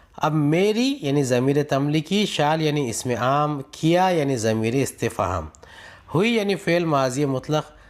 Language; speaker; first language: Urdu; native; Urdu